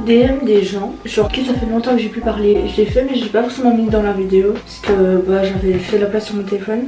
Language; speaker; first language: French; native; French